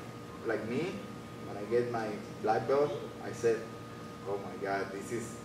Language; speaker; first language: English; non-native, learner; Spanish